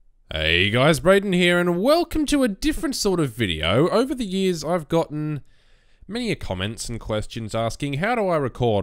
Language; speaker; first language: English; native; English